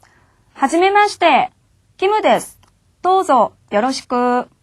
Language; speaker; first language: Japanese; non-native, fluent; Korean